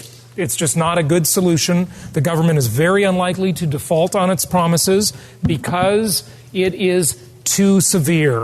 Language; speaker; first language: English; native; English